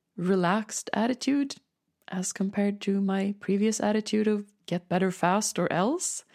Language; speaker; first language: English; non-native, fluent; Swedish